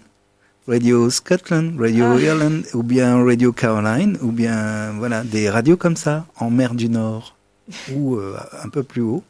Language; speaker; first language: French; native; French